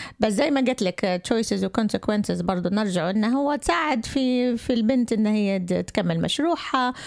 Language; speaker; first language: Arabic; native; Arabic